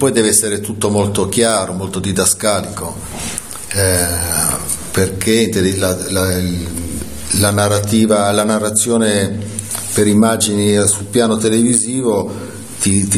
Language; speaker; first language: Italian; native; Italian